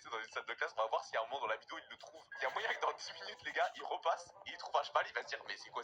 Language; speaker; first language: French; native; French